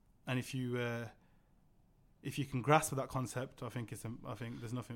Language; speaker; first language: English; native; English